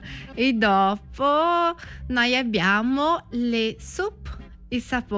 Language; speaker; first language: Italian; non-native, learner; Portuguese